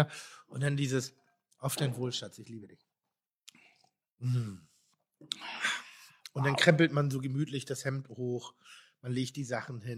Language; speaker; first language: German; native; German